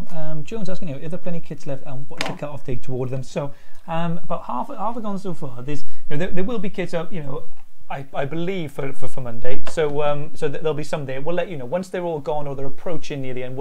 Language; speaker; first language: English; native; English